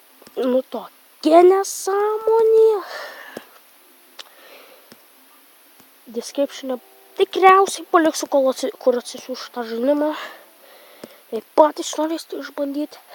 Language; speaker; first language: Lithuanian; native; Lithuanian